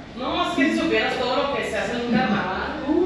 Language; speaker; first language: Spanish; native; Spanish